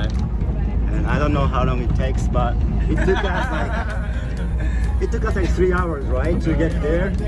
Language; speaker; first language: English; non-native, learner; Japanese